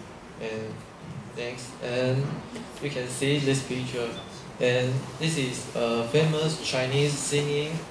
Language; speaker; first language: English; non-native, learner; Chinese